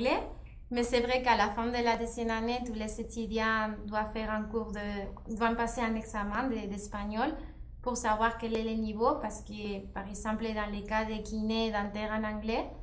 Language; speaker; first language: French; non-native, fluent; Spanish